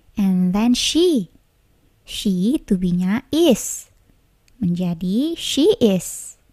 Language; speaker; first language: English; non-native, fluent; Indonesian